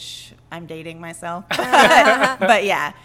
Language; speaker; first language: English; native; English